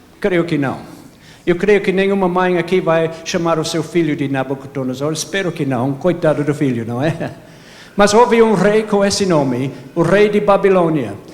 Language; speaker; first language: Portuguese; non-native, fluent; English